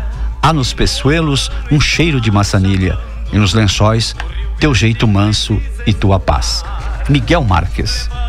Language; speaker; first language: Portuguese; native; Portuguese